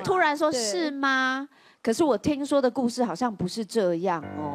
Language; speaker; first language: Chinese; native; Chinese